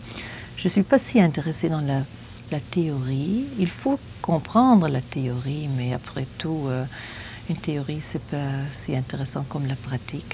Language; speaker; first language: French; non-native, fluent; German